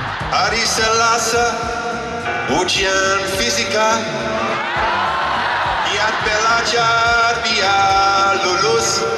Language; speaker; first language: Indonesian; non-native, learner; English